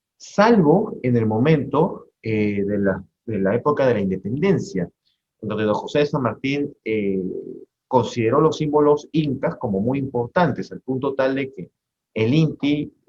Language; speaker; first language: Spanish; native; Spanish